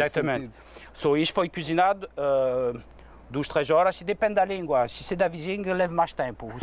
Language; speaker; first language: Portuguese; non-native, fluent; French